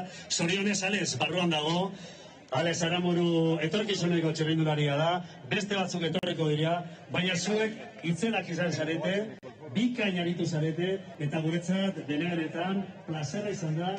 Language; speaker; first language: Basque; native; Basque